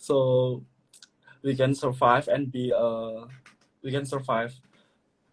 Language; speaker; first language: English; non-native, learner; Indonesian